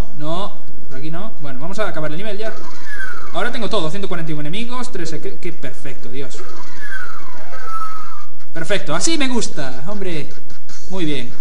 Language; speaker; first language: Spanish; native; Spanish